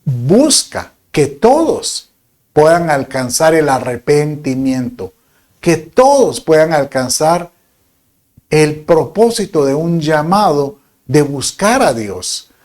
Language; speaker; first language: Spanish; native; Spanish